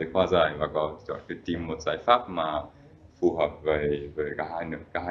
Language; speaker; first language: Vietnamese; non-native, fluent; German